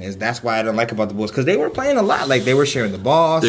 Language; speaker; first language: English; native; English